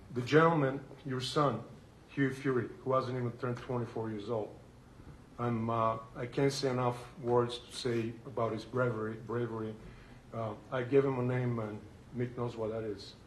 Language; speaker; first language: English; non-native, fluent; Bulgarian